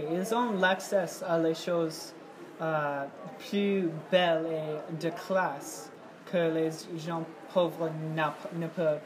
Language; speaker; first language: French; non-native, learner; English